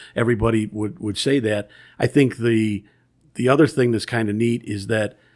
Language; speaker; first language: English; native; English